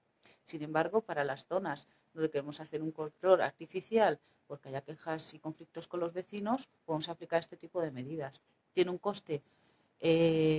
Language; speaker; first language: Spanish; native; Spanish